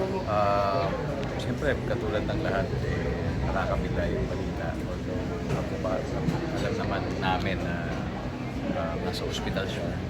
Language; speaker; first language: Filipino; native; Filipino